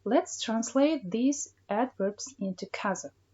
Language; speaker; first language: English; non-native, fluent; Kazakh